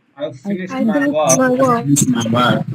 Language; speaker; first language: English; non-native, learner; Hindi